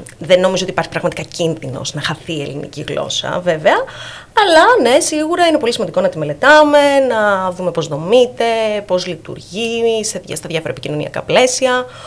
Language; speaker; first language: Greek; native; Greek